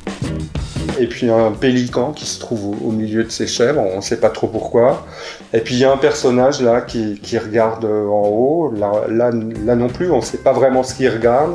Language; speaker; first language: French; native; French